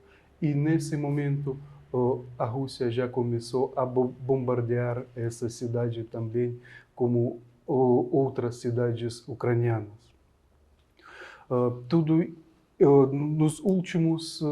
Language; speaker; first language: Portuguese; non-native, fluent; Ukrainian